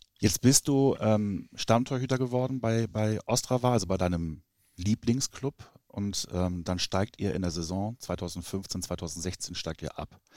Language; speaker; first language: German; native; German